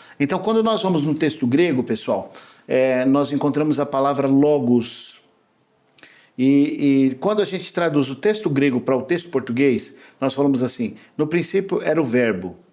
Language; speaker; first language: Portuguese; native; Portuguese